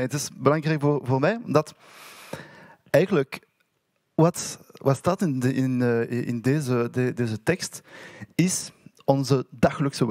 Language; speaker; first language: Dutch; non-native, learner; French